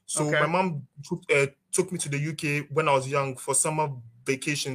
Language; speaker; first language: English; non-native, local second language; Akan